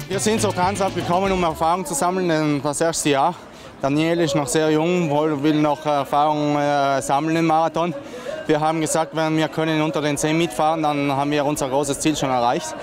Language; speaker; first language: German; non-native, fluent; Italian